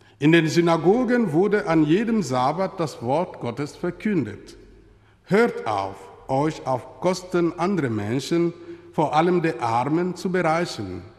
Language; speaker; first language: German; non-native, fluent; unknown